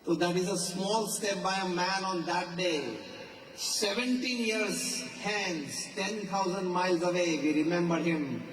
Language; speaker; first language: English; non-native, local second language; Gujarati